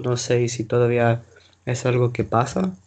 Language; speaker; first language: Spanish; non-native, learner; English